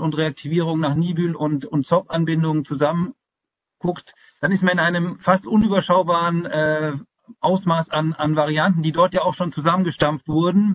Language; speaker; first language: German; native; German